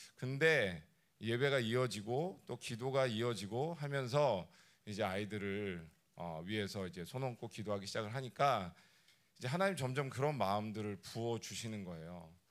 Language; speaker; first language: Korean; native; Korean